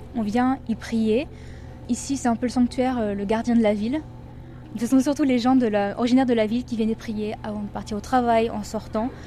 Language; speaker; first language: French; native; French